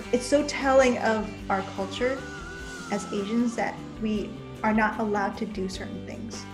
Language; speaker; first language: English; native; English